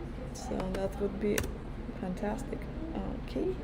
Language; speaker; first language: English; native; English